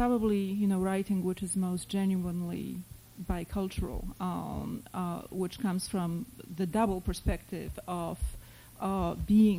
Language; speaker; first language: English; non-native, fluent; Polish